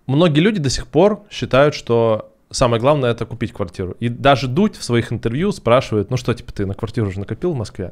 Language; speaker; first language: Russian; native; Russian